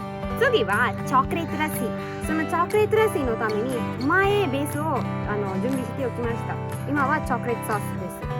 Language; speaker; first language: Japanese; non-native, fluent; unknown